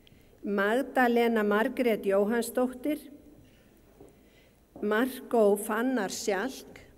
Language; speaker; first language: Icelandic; native; Icelandic